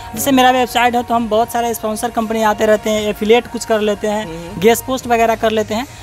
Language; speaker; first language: Hindi; native; Hindi